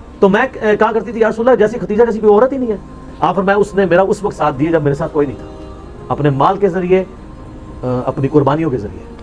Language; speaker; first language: Urdu; non-native, local second language; Punjabi